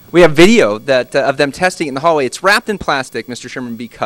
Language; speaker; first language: English; native; English